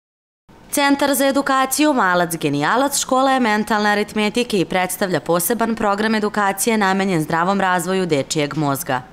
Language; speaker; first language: Serbian; native; Serbian